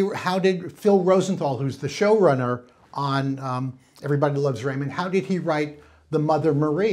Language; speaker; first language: English; native; English